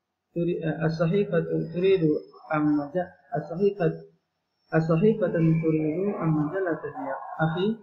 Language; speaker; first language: Arabic; non-native, fluent; Indonesian